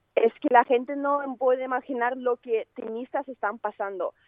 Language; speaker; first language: Spanish; non-native, fluent; Russian